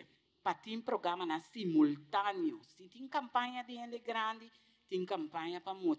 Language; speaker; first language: Portuguese; non-native, learner; Papiamento